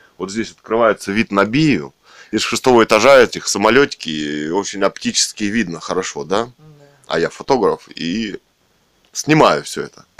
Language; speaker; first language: Russian; native; Russian